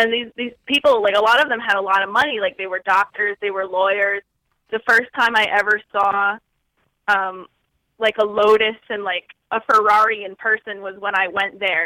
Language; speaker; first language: English; native; English